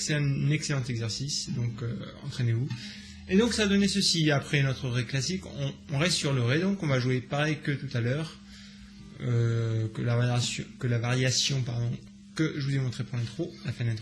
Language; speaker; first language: French; native; French